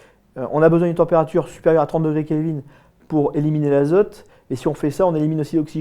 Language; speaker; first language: French; native; French